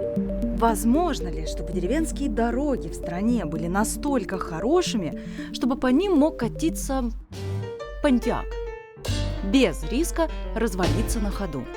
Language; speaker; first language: Russian; native; Russian